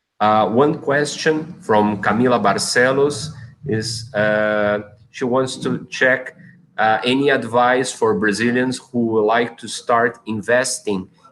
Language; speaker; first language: English; non-native, fluent; Portuguese